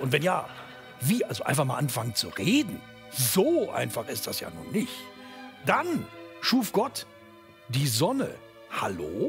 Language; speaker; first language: German; native; German